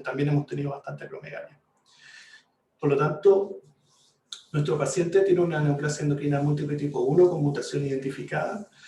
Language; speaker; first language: Spanish; native; Spanish